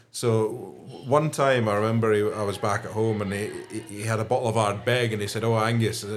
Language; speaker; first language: English; native; English